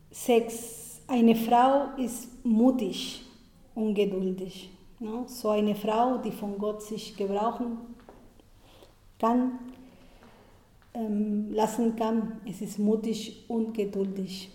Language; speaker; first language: German; non-native, fluent; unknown